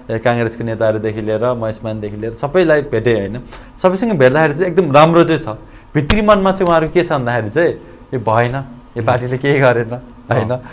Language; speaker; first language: Nepali; native; Nepali